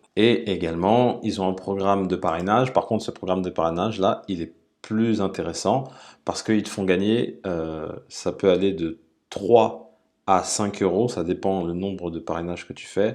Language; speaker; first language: French; native; French